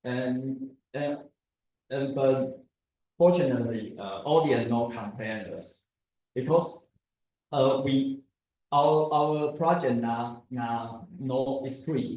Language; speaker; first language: English; non-native, learner; Chinese